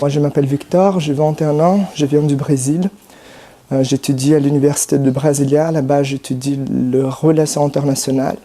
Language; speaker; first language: French; non-native, fluent; Portuguese